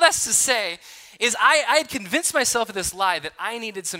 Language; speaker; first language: English; native; English